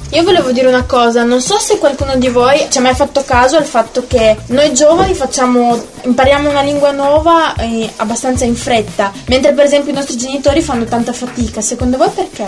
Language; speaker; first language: Italian; early bilingual, other home language; Romanian